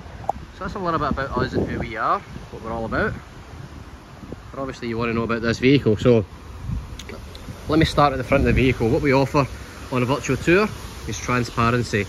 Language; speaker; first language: English; native; English